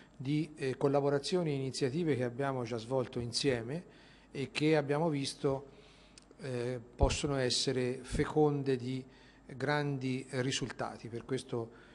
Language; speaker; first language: Italian; native; Italian